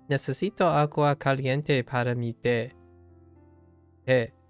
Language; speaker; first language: Spanish; non-native, learner; English